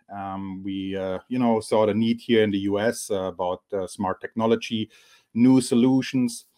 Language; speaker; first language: English; non-native, fluent; German